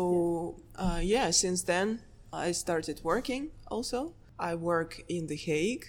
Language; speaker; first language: English; non-native, fluent; Russian